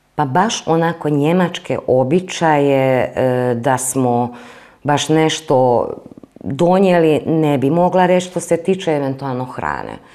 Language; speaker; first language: Croatian; non-native, local second language; Hungarian